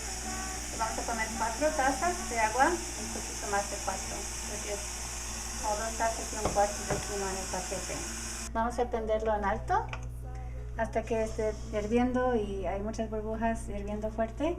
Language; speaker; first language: Spanish; early bilingual, heritage; Spanish